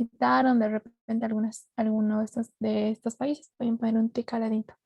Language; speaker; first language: Spanish; native; Spanish